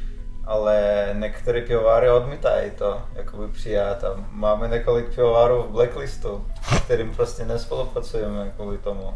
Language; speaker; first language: Czech; non-native, fluent; Russian